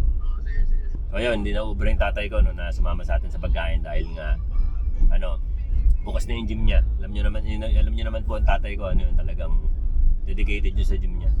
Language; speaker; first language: Filipino; native; Filipino